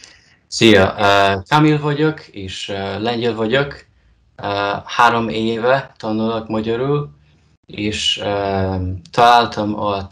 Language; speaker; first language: Hungarian; non-native, learner; Polish